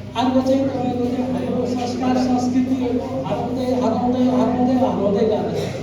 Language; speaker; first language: Nepali; non-native, local second language; Gurung